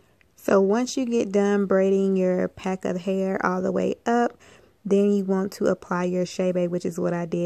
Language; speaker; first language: English; native; English